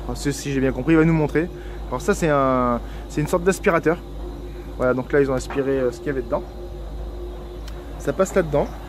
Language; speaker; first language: French; native; French